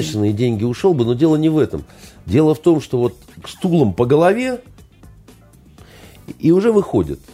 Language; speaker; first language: Russian; native; Russian